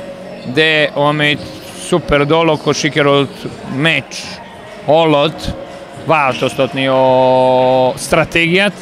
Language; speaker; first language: Hungarian; non-native, learner; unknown